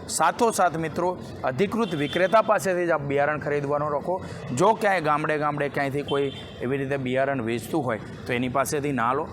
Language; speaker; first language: Gujarati; native; Gujarati